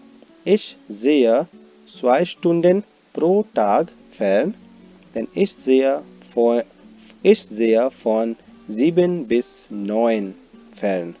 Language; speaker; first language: German; non-native, fluent; Hindi